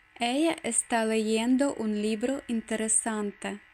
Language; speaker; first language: Spanish; non-native, fluent; Ukrainian